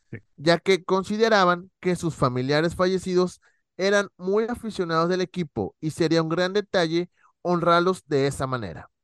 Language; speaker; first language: Spanish; native; Spanish